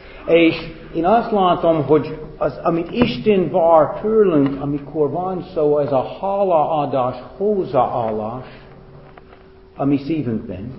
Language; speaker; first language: Hungarian; non-native, fluent; English